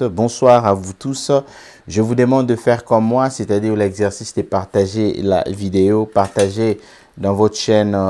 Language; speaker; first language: French; non-native, local second language; Lingala